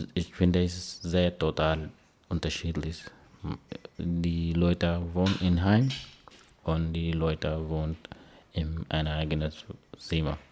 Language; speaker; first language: German; non-native, learner; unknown